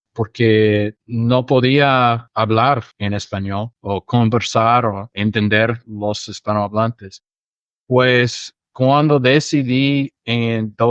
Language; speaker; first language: Spanish; non-native, fluent; English